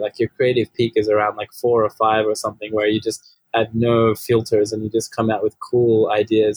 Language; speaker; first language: English; native; English